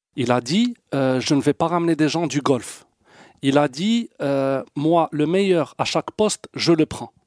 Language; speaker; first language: French; non-native, local second language; Arabic